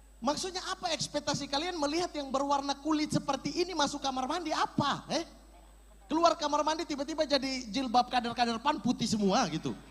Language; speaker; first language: Indonesian; native; Indonesian